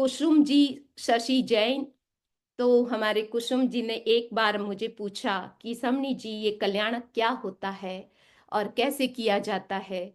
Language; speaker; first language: Hindi; native; Hindi